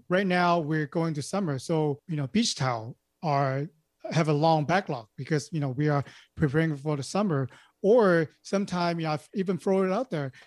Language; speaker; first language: English; non-native, local second language; Cantonese